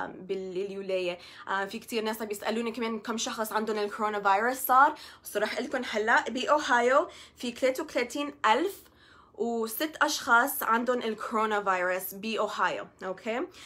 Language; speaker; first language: Arabic; early bilingual, other home language; English